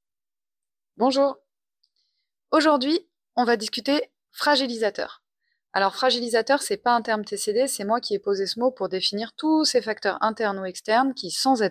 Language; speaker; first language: French; native; French